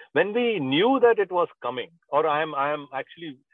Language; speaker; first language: Hindi; native; Hindi